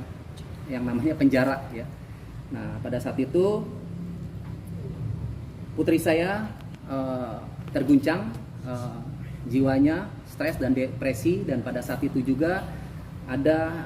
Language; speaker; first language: Indonesian; native; Indonesian